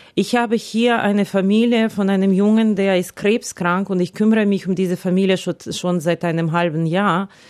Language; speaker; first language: German; non-native, fluent; Ukrainian